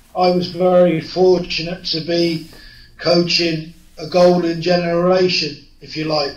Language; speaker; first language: English; native; English